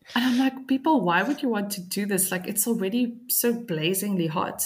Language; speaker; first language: English; native; English